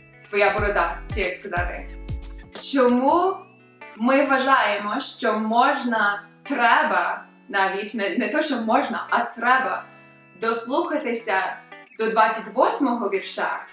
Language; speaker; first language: Ukrainian; early bilingual, other home language; English